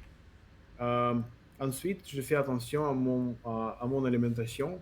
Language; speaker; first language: French; non-native, learner; Russian